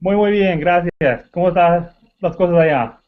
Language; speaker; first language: Spanish; non-native, learner; English